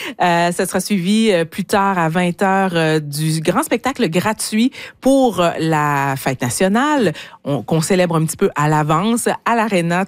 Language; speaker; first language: French; native; French